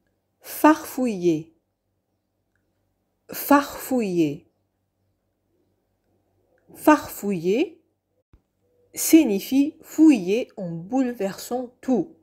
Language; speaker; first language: French; non-native, fluent; Arabic